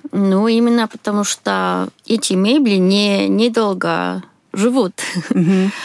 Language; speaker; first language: Russian; non-native, fluent; Swedish